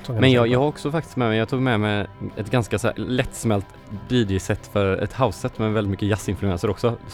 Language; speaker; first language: Swedish; native; Swedish